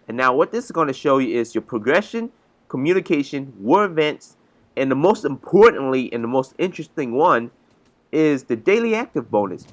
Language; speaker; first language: English; native; English